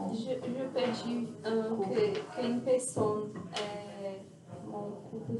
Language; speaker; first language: French; non-native, learner; Portuguese